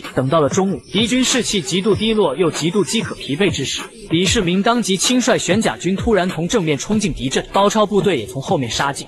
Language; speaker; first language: Chinese; native; Chinese